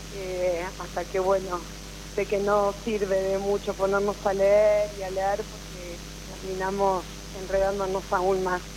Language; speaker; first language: Spanish; native; Spanish